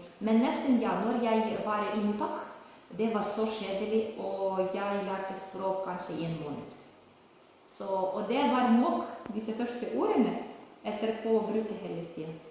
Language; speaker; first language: Norwegian; non-native, learner; Ukrainian